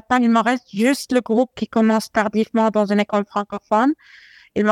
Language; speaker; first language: French; non-native, fluent; Arabic